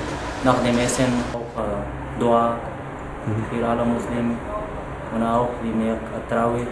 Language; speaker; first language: German; non-native, learner; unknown